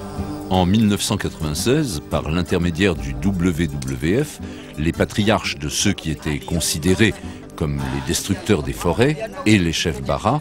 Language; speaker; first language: French; native; French